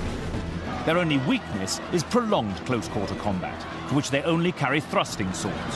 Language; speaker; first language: English; native; English